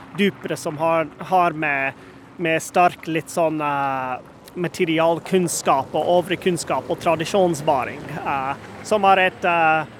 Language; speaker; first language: Norwegian; non-native, fluent; English